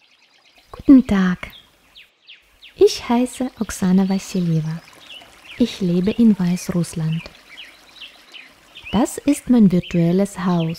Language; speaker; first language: German; non-native, fluent; Russian